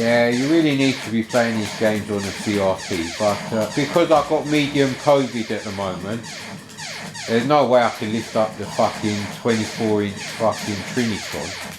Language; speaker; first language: English; native; English